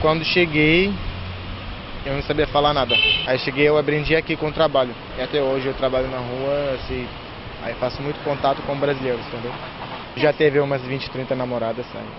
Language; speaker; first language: Portuguese; non-native, fluent; Arabic